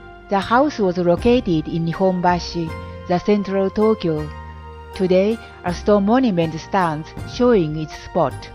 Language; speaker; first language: English; non-native, fluent; Japanese